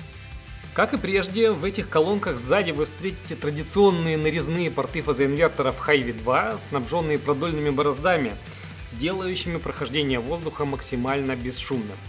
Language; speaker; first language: Russian; native; Russian